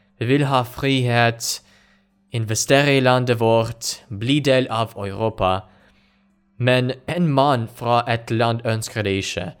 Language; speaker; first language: Norwegian; non-native, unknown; Ukrainian